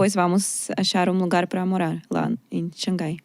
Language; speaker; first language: Portuguese; non-native, learner; Russian